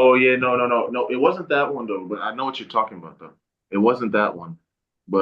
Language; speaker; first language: English; native; English